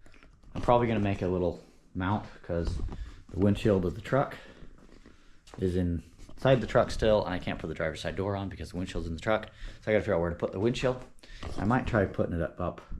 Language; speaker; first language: English; native; English